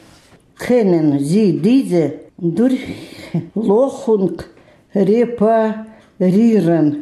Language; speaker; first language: German; non-native, learner; Russian